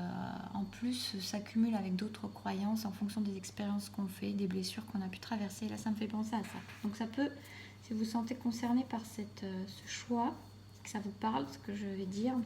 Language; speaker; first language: French; native; French